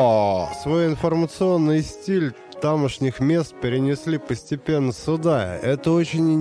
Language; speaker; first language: Russian; native; Russian